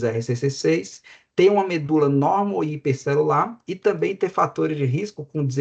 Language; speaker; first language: Portuguese; native; Portuguese